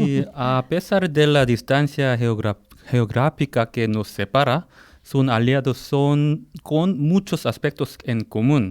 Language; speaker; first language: Spanish; non-native, fluent; Korean